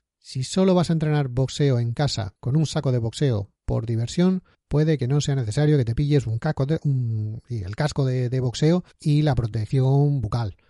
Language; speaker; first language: Spanish; native; Spanish